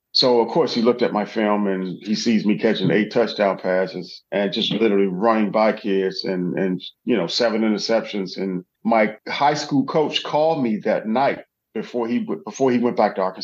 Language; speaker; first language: English; native; English